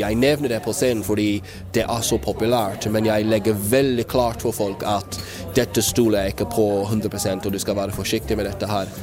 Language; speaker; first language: Norwegian; non-native, fluent; English